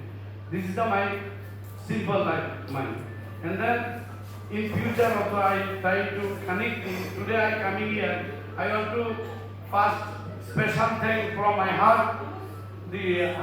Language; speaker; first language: English; non-native, learner; Bangla